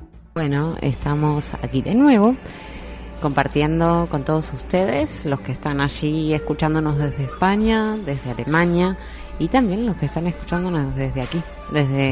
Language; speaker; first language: Spanish; native; Spanish